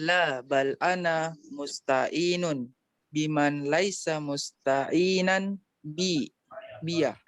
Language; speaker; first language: Arabic; non-native, learner; Indonesian